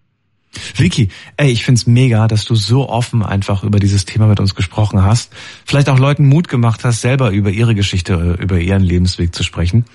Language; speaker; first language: German; native; German